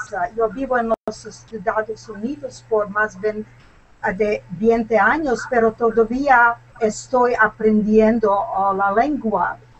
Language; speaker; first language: Spanish; non-native, learner; Serbian